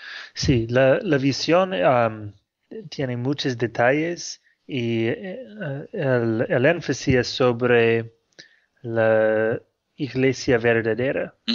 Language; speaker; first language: Spanish; non-native, fluent; English